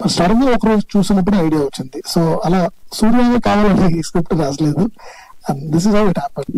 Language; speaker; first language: Telugu; non-native, learner; Tamil